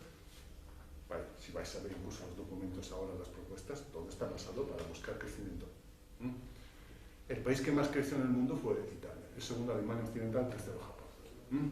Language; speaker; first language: Spanish; non-native, fluent; Italian